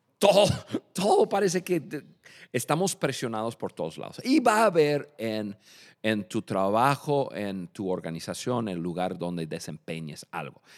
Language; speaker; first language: Spanish; non-native, fluent; English